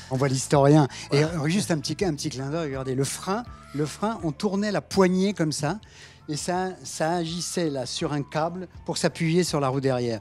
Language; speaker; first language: French; native; French